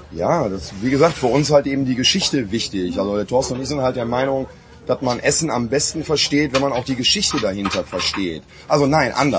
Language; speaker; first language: German; native; German